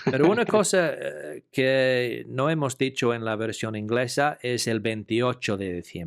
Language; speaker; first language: Spanish; non-native, fluent; English